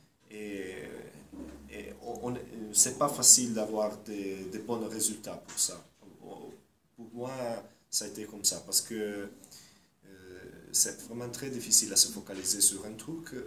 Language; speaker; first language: French; non-native, fluent; Italian